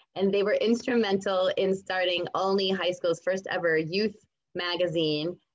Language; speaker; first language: English; native; English